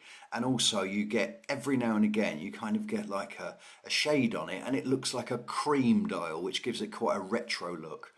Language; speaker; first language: English; native; English